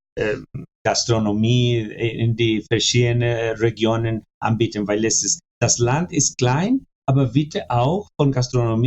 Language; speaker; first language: German; non-native, fluent; Spanish